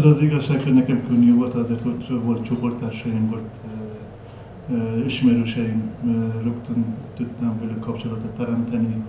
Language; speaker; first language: Hungarian; non-native, learner; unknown